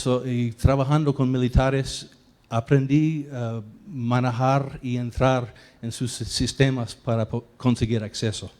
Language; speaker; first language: Spanish; non-native, fluent; English